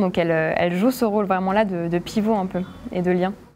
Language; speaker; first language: French; native; French